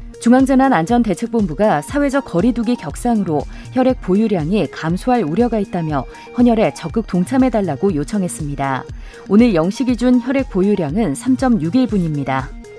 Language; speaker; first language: Korean; native; Korean